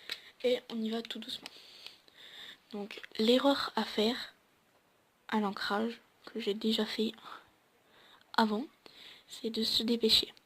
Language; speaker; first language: French; native; French